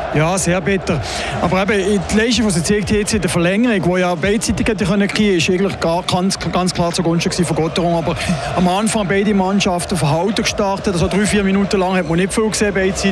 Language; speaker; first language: German; native; German